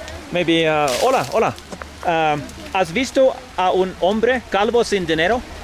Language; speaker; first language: Spanish; non-native, learner; English